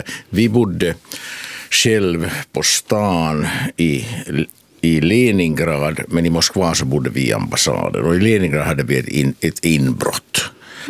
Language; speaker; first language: Swedish; non-native, local second language; Finnish